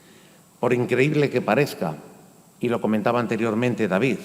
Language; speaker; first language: Spanish; native; Spanish